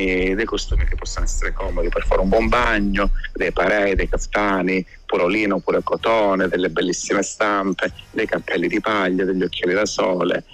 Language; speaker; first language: Italian; native; Italian